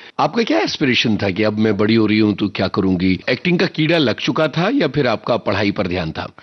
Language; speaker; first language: Hindi; native; Hindi